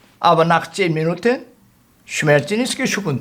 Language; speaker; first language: German; non-native, learner; Korean